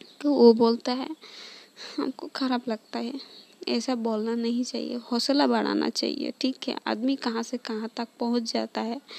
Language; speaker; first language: Hindi; non-native, local second language; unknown